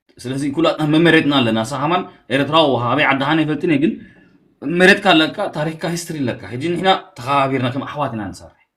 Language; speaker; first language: Tigrinya; early bilingual, heritage; Tigrinya